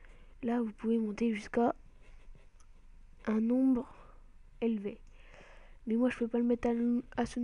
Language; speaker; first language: French; native; French